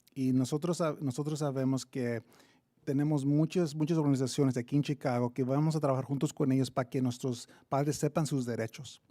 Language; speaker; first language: Spanish; early bilingual, heritage; Spanish